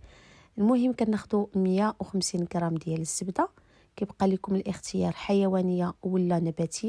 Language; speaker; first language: Arabic; native; Arabic